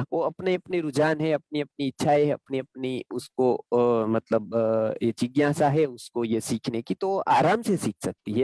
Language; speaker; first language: Hindi; non-native, local second language; Gujarati